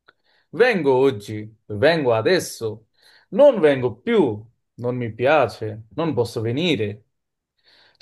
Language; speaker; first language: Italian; non-native, learner; Bangla